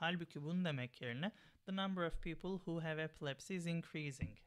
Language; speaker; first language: English; non-native, fluent; Turkish